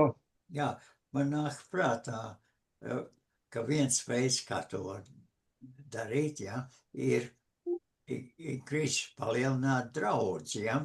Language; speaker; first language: Latvian; non-native, fluent; English